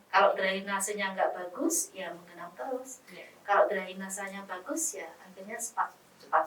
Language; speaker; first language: Indonesian; native; Indonesian